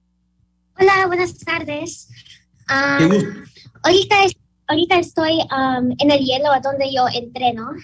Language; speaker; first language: Spanish; early bilingual, heritage; Spanish